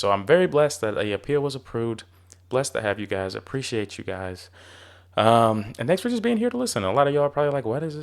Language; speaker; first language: English; native; English